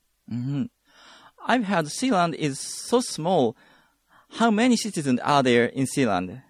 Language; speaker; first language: English; non-native, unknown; Japanese